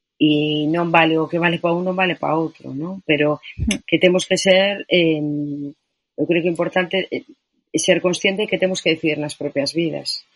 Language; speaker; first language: Galician; non-native, local second language; Spanish